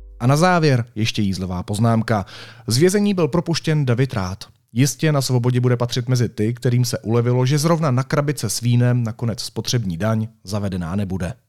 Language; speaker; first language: Czech; native; Czech